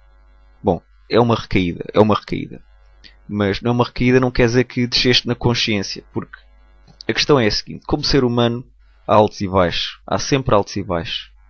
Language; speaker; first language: Portuguese; native; Portuguese